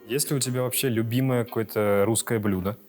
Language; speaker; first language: Russian; native; Russian